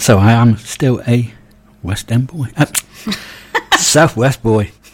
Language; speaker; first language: English; native; English